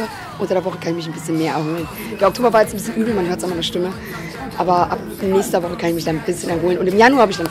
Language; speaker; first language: German; native; German